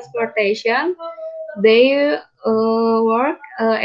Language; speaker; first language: English; non-native, learner; Indonesian